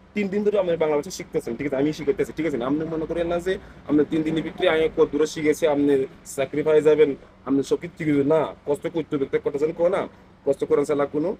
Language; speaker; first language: Bangla; non-native, fluent; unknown